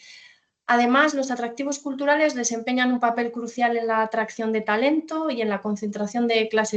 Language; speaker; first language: Spanish; native; Spanish